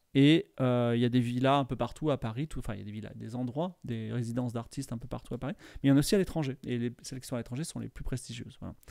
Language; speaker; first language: French; native; French